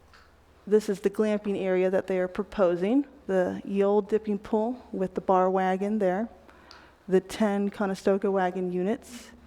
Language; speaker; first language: English; native; English